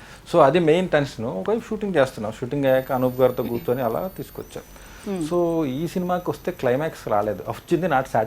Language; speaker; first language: Telugu; native; Telugu